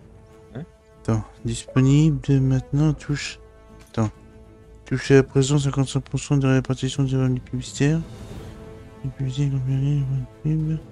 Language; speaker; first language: French; native; French